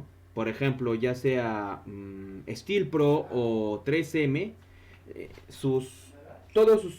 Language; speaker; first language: Spanish; native; Spanish